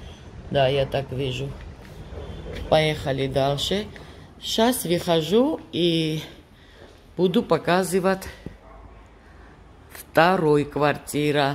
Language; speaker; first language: Russian; non-native, fluent; Georgian